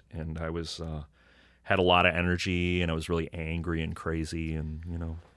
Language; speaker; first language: English; native; English